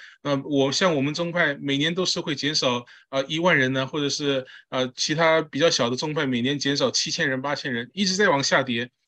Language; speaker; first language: Chinese; early bilingual, heritage; Chinese